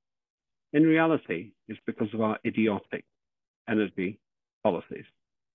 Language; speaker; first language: English; native; English